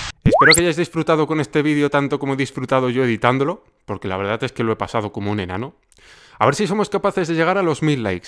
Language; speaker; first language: Spanish; native; Spanish